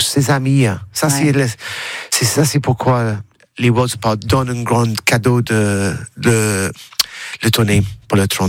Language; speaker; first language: French; non-native, learner; English